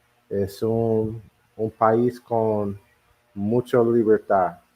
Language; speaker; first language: Spanish; non-native, learner; English